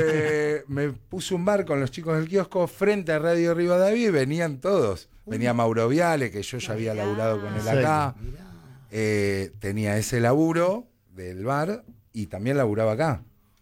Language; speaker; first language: Spanish; native; Spanish